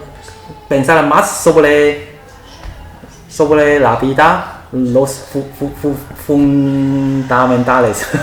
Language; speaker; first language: Spanish; non-native, learner; Chinese